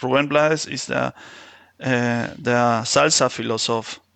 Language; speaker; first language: German; non-native, fluent; Spanish